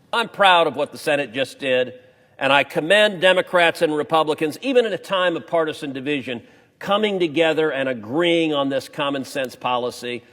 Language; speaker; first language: English; native; English